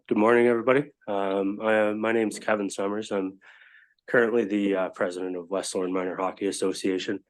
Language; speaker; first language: English; native; English